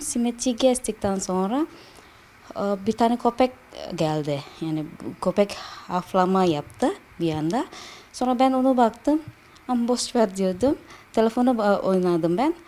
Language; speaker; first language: Turkish; non-native, fluent; Indonesian